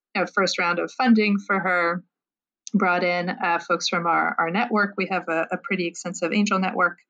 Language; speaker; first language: English; non-native, fluent; French